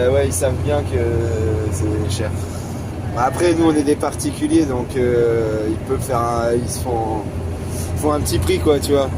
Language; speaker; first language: French; native; French